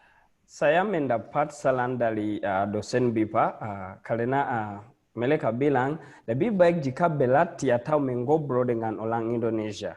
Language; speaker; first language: Indonesian; non-native, learner; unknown